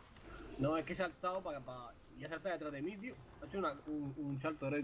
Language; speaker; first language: Spanish; native; Spanish